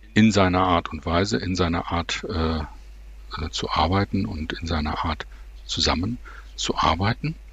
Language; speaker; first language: German; native; German